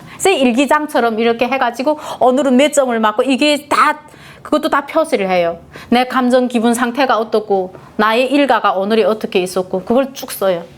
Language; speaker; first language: Korean; native; Korean